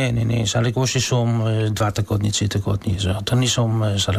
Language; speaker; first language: Polish; non-native, learner; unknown